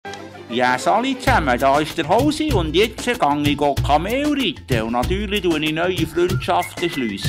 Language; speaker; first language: German; native; German